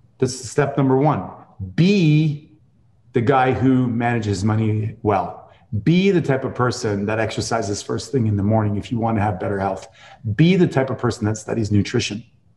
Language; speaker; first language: English; native; English